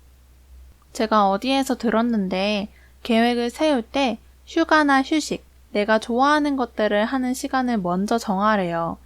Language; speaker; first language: Korean; native; Korean